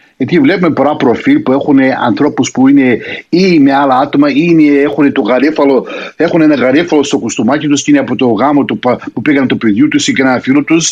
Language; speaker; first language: Greek; early bilingual, heritage; Greek